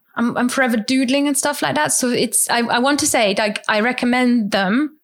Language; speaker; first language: English; non-native, fluent; German